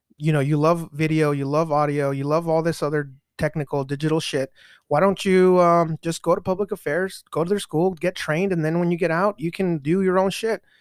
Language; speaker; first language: English; early bilingual, other home language; Spanish